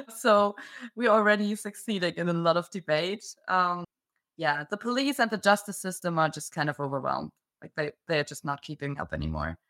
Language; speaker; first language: English; non-native, fluent; German